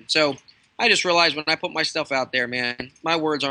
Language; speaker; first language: English; native; English